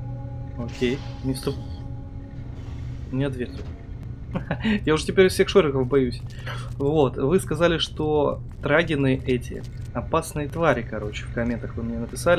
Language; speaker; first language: Russian; native; Russian